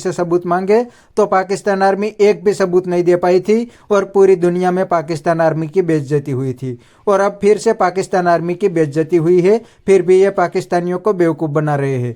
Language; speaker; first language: Hindi; native; Hindi